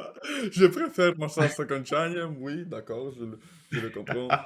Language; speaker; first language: French; non-native, learner; Russian